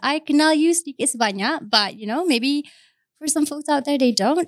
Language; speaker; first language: English; non-native, local second language; Malay